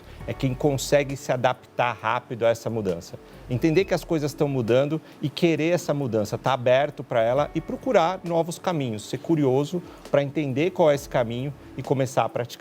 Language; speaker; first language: Portuguese; native; Portuguese